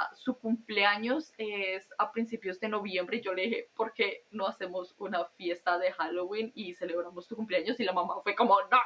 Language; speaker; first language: Spanish; native; Spanish